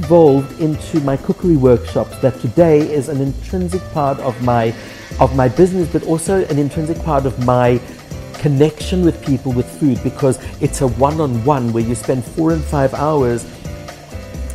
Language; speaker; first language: English; native; English